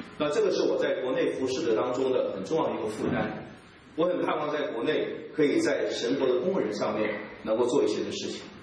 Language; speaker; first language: Chinese; native; Chinese